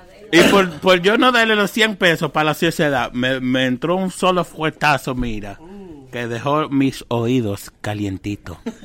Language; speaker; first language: Spanish; early bilingual, heritage; Spanish